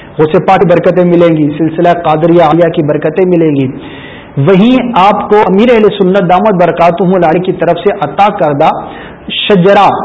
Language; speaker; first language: Urdu; native; Urdu